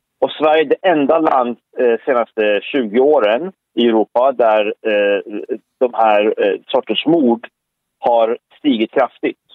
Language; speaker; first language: Swedish; early bilingual, other home language; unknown